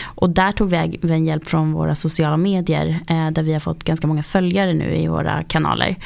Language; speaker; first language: Swedish; native; Swedish